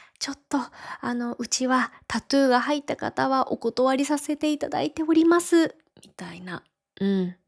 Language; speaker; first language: Japanese; native; Japanese